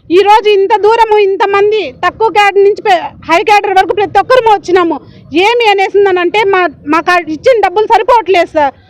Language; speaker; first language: Telugu; native; Telugu